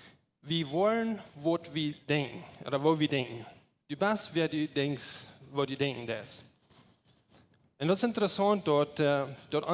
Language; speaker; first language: German; non-native, learner; Plautdietsch